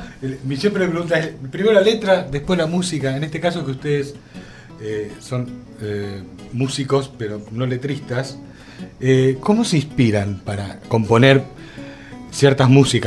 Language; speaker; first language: Spanish; native; Spanish